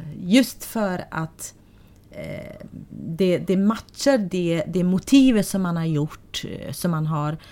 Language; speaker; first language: Swedish; non-native, fluent; Arabic